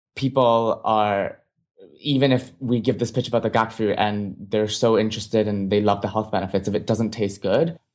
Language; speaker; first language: English; non-native, local second language; Cantonese